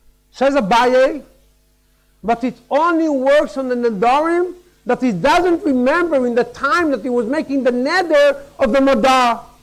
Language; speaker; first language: English; non-native, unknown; Hebrew